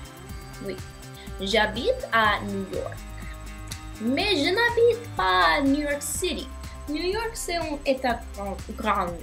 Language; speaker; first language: French; non-native, learner; English